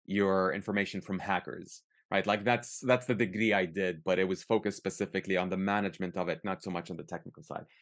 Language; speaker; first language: English; early bilingual, other home language; Arabic